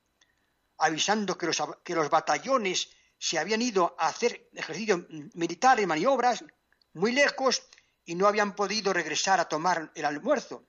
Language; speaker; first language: Spanish; native; Spanish